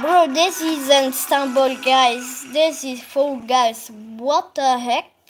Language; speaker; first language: English; non-native, learner; Italian